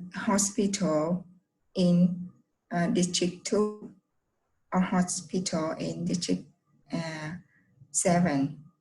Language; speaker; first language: English; non-native, learner; Vietnamese